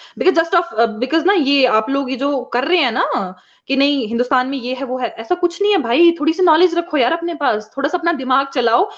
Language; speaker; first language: Hindi; non-native, local second language; Kashmiri